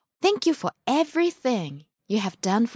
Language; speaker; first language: English; non-native, fluent; Japanese